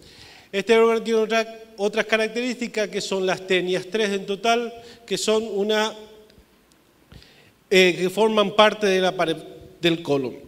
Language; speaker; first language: Spanish; native; Spanish